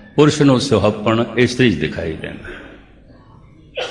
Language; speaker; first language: Urdu; non-native, local second language; Punjabi